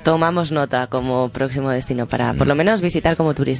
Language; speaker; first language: Spanish; native; Spanish